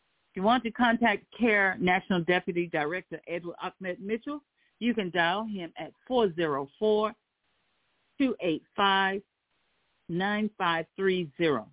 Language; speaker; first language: English; native; English